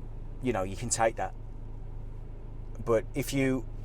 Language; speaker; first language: English; native; English